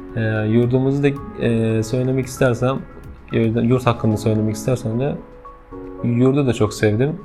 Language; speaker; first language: Turkish; non-native, fluent; Persian